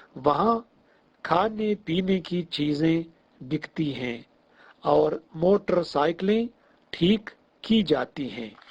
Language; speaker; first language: Hindi; non-native, fluent; Russian